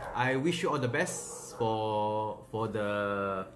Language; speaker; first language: English; non-native, local second language; Malay